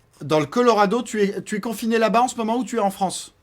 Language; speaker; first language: French; native; French